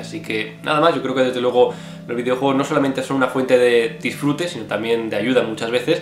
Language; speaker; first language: Spanish; native; Spanish